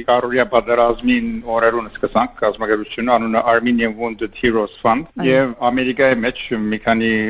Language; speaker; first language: Armenian; early bilingual, heritage; Armenian